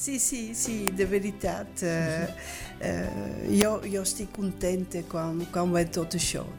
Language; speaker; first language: Catalan; early bilingual, heritage; Catalan